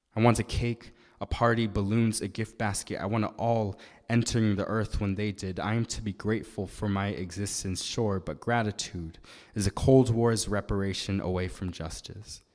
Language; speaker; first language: English; native; English